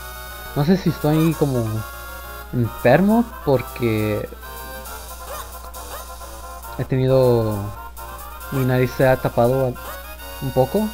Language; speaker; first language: Spanish; early bilingual, heritage; Spanish